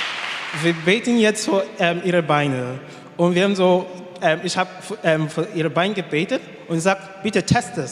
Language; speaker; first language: German; non-native, learner; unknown